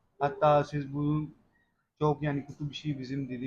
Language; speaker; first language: Turkish; non-native, learner; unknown